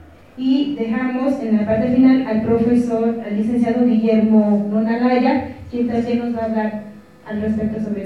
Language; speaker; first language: Spanish; native; Spanish